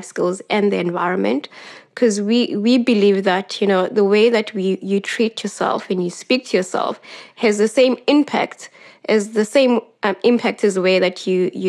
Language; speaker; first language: English; non-native, local second language; Xhosa